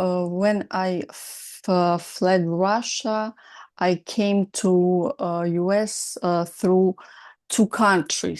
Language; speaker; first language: English; non-native, learner; Russian